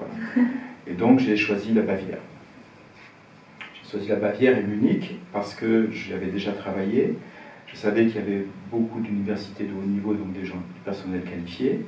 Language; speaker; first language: French; native; French